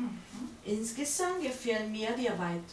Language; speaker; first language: German; non-native, learner; Spanish